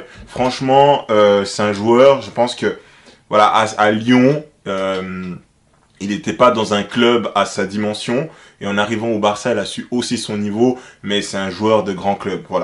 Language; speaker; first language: French; native; French